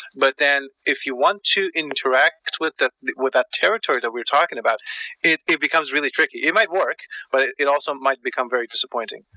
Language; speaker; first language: English; non-native, fluent; German